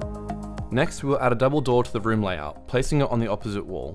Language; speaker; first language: English; native; English